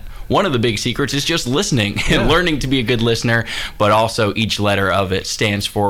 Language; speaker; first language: English; native; English